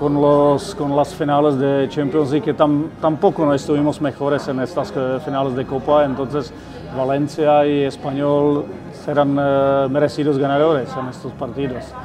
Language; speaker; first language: Spanish; non-native, fluent; Czech